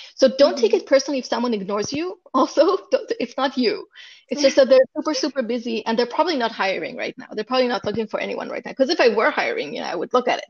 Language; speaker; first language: English; non-native, fluent; Hebrew